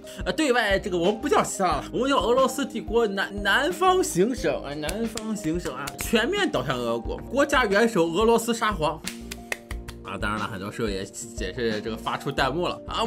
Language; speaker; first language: Chinese; native; Chinese